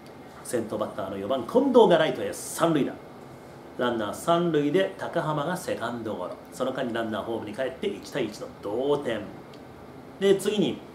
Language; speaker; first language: Japanese; native; Japanese